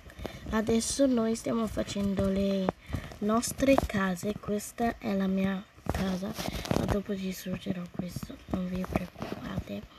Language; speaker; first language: Italian; early bilingual, other home language; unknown